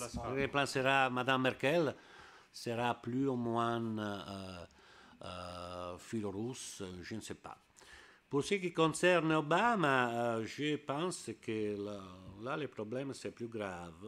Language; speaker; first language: French; non-native, learner; Italian